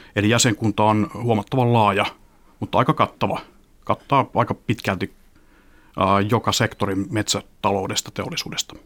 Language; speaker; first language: Finnish; native; Finnish